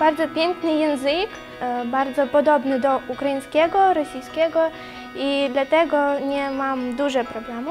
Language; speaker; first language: Polish; non-native, learner; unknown